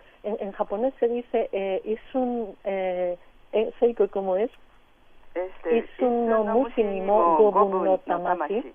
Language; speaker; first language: Spanish; native; Spanish